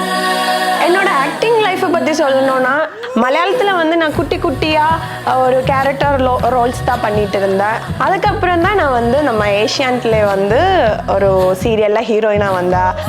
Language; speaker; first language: Tamil; non-native, local second language; Malayalam